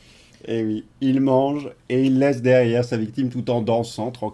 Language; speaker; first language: French; native; French